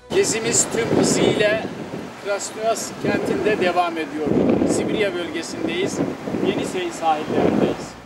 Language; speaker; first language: Turkish; native; Turkish